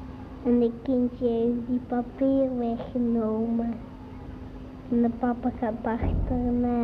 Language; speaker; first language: Dutch; early bilingual, other home language; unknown